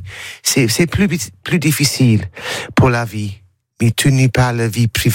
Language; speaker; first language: French; non-native, learner; English